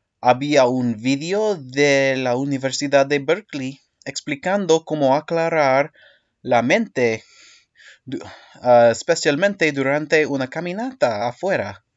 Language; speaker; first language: Spanish; non-native, learner; English